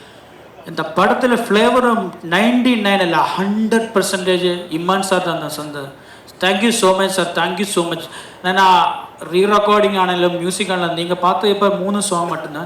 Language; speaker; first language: Tamil; non-native, learner; Malayalam